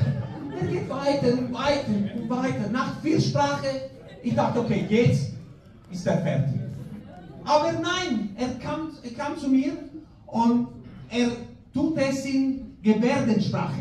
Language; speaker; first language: German; non-native, fluent; Spanish